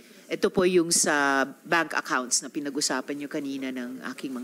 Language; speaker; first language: Filipino; native; Filipino